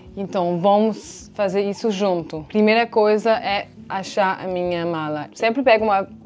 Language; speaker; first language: Portuguese; non-native, learner; French